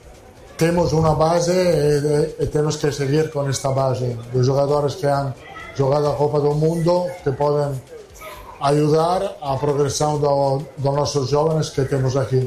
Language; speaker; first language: Portuguese; non-native, fluent; Italian